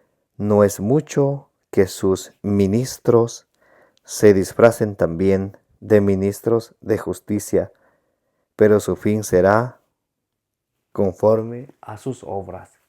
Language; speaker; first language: Spanish; native; Spanish